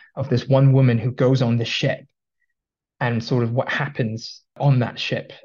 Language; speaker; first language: English; early bilingual, other home language; Filipino